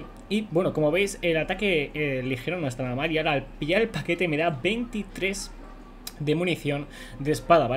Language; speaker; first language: Spanish; native; Spanish